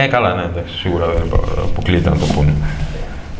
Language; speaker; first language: Greek; native; Greek